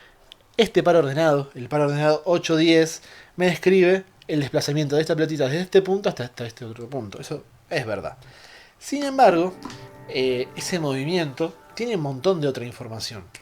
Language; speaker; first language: Spanish; native; Spanish